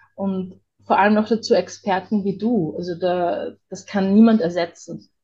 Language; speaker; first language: German; native; German